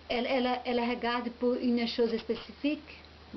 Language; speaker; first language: French; non-native, learner; Portuguese